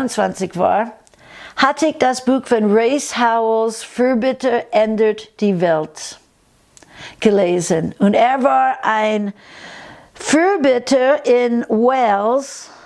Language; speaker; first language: German; non-native, fluent; English